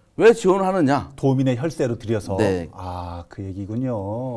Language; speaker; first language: Korean; native; Korean